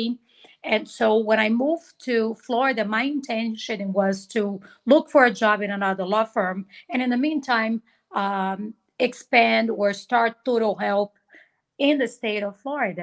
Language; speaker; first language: English; non-native, fluent; Portuguese